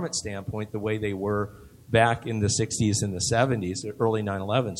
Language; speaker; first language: English; native; English